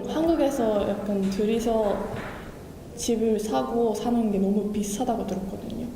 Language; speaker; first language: Korean; non-native, fluent; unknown